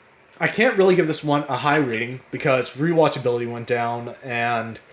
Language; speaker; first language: English; native; English